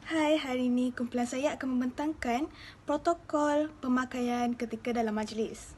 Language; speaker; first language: Malay; native; Malay